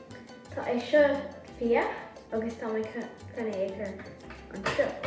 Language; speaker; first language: Irish; non-native, local second language; English